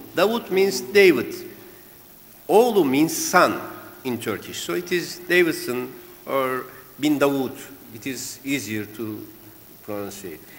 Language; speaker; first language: English; non-native, fluent; Turkish